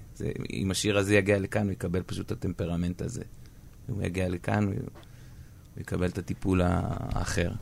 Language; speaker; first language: Hebrew; native; Hebrew